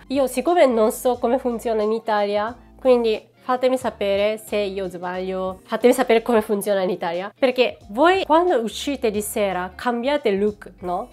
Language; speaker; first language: Italian; non-native, fluent; Japanese